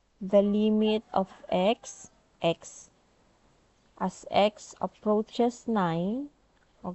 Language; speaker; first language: English; non-native, local second language; Filipino